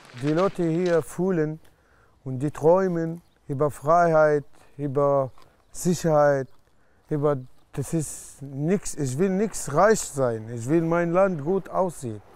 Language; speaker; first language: German; non-native, learner; Arabic